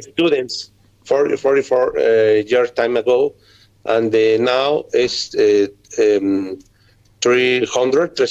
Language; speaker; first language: English; non-native, learner; Spanish